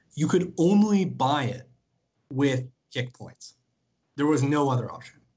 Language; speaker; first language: English; native; English